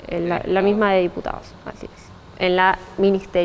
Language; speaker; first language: Spanish; native; Spanish